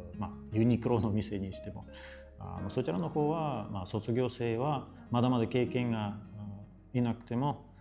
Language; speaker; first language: Japanese; non-native, fluent; Russian